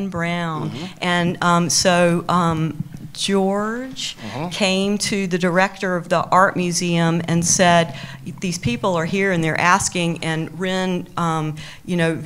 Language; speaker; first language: English; native; English